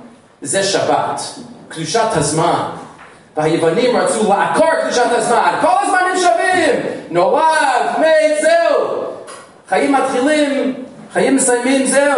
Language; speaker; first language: Hebrew; non-native, fluent; English